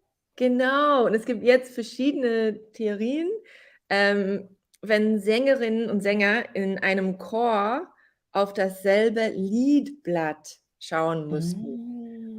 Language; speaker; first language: German; non-native, fluent; English